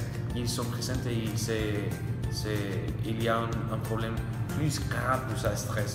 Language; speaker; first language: French; non-native, learner; Spanish